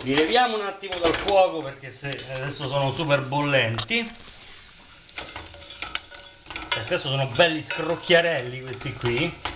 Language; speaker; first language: Italian; native; Italian